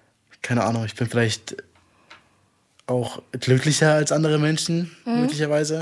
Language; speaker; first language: German; native; German